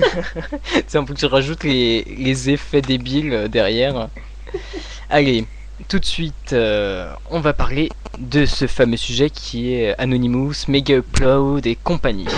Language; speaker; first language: French; native; French